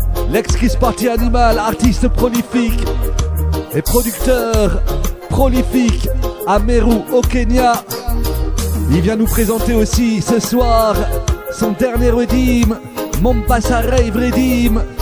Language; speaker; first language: French; native; French